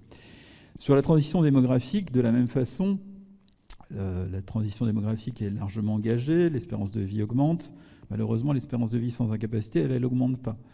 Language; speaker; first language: French; native; French